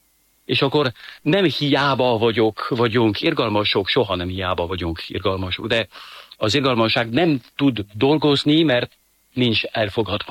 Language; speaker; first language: Hungarian; non-native, fluent; French